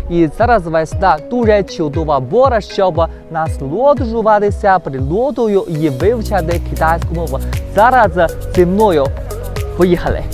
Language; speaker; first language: Ukrainian; non-native, fluent; Chinese